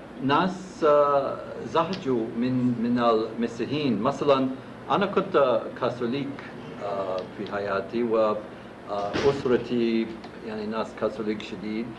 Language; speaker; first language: Arabic; non-native, fluent; English